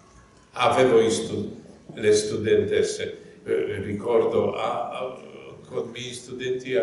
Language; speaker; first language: Italian; non-native, fluent; Polish